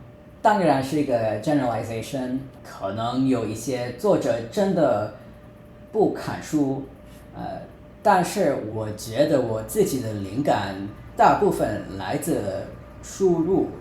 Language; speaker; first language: Chinese; non-native, fluent; English